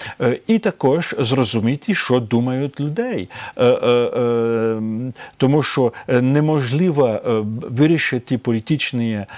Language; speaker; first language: Ukrainian; non-native, fluent; French